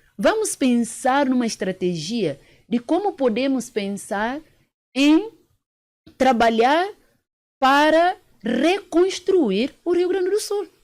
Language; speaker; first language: Portuguese; early bilingual, other home language; Upper Guinea Crioulo